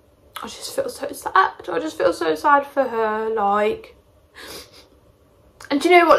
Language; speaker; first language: English; native; English